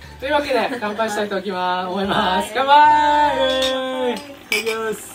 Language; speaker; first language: Japanese; native; Japanese